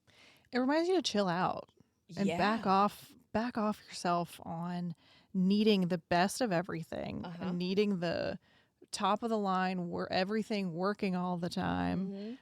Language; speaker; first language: English; native; English